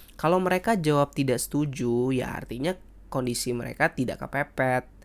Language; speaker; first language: Indonesian; native; Indonesian